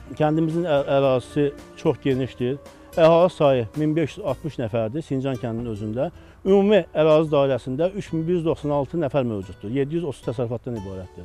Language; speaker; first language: Azerbaijani; native; Azerbaijani